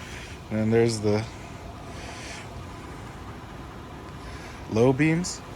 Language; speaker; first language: English; native; English